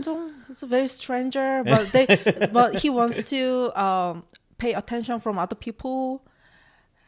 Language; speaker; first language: English; non-native, learner; Korean